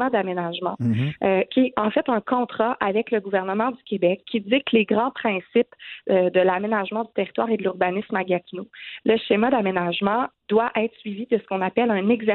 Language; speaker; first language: French; native; French